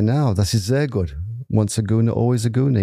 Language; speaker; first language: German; non-native, fluent; English